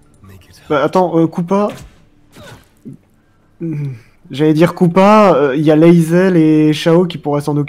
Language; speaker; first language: French; native; French